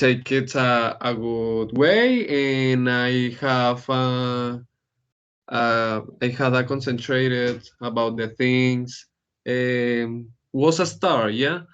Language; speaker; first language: English; non-native, learner; Spanish